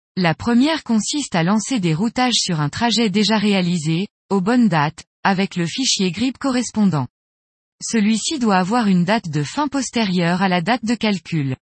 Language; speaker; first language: French; native; French